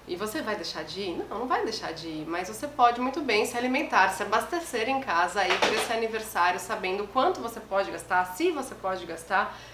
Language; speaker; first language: Portuguese; native; Portuguese